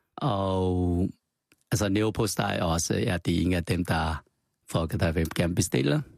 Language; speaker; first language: Danish; non-native, fluent; Chinese